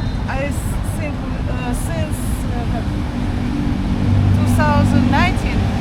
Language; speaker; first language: English; non-native, learner; Russian